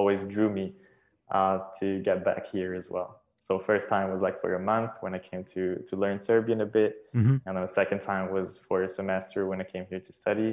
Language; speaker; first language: English; non-native, fluent; Serbian